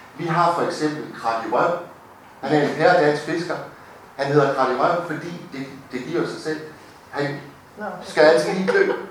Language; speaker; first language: Danish; native; Danish